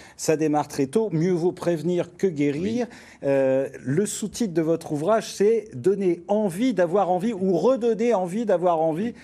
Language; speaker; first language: French; native; French